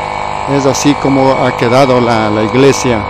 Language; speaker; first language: Spanish; native; Spanish